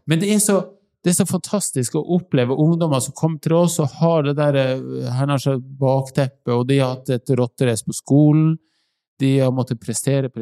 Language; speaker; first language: Norwegian; native; Norwegian